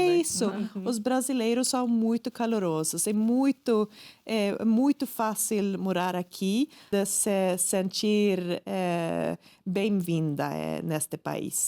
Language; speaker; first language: Portuguese; non-native, fluent; Swedish